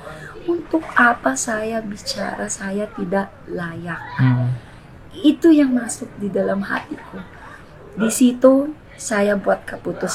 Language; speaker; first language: Indonesian; non-native, fluent; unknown